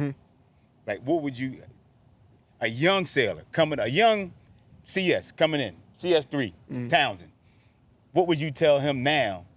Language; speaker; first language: English; native; English